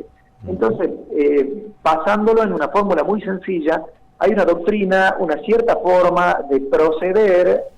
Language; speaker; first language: Spanish; native; Spanish